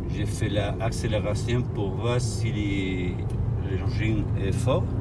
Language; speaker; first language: French; non-native, learner; Spanish